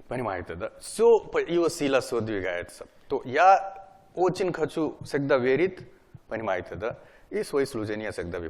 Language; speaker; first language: Russian; non-native, learner; Hindi